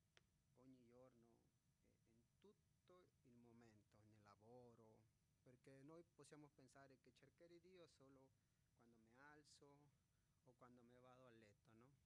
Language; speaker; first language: Italian; non-native, fluent; Spanish